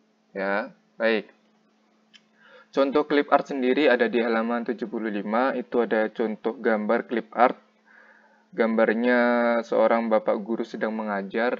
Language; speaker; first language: Indonesian; native; Indonesian